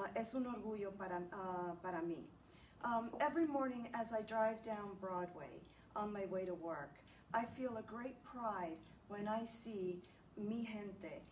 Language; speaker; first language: English; early bilingual, other home language; Spanish